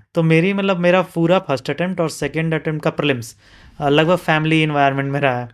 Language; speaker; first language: Hindi; native; Hindi